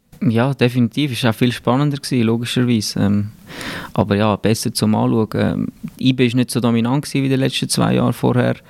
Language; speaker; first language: German; native; German